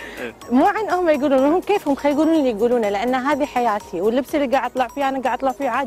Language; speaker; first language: Arabic; native; Arabic